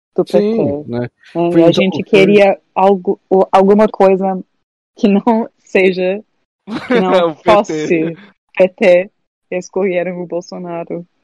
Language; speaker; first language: Portuguese; non-native, fluent; English